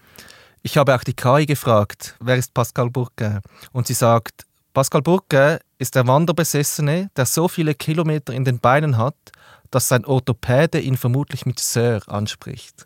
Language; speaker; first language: German; native; German